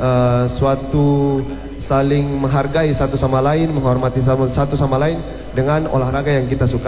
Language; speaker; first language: Indonesian; native; Indonesian